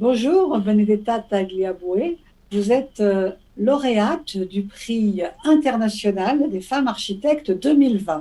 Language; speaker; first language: French; native; French